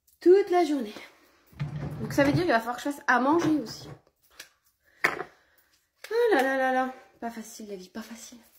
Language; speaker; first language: French; early bilingual, other home language; Portuguese